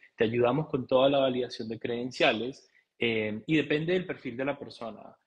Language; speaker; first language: Spanish; native; Spanish